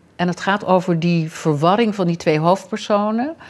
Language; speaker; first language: Dutch; native; Dutch